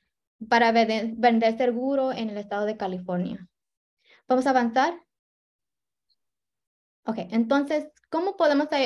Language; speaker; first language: Spanish; early bilingual, heritage; Spanish